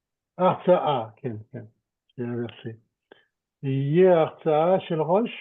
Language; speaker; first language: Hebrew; non-native, learner; French